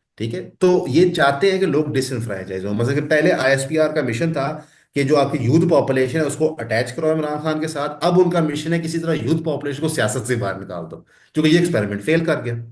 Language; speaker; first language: Urdu; non-native, local second language; Punjabi